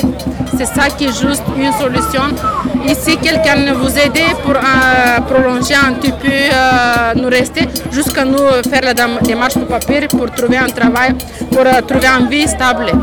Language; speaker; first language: French; non-native, learner; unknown